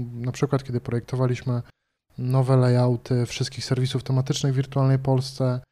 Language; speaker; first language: Polish; native; Polish